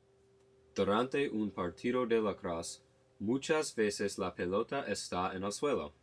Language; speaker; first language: Spanish; non-native, learner; English